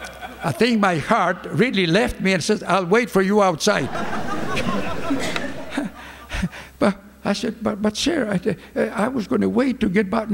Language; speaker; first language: English; non-native, fluent; Greek